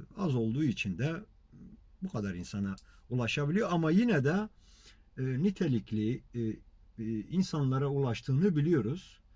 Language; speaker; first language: Turkish; non-native, local second language; Kurdish